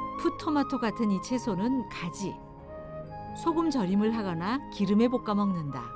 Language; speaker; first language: Korean; native; Korean